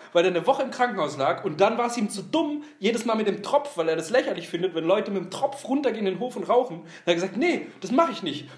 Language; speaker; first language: German; early bilingual, other home language; Turkish